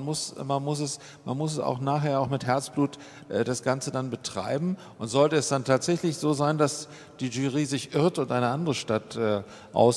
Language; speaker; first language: German; native; German